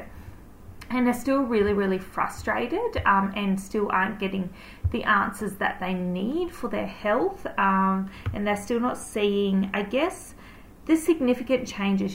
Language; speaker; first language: English; native; English